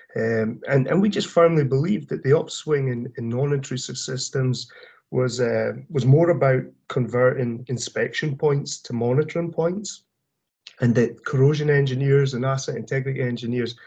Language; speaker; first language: English; native; English